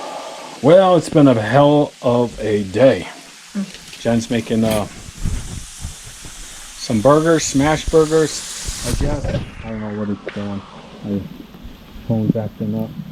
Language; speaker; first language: English; native; English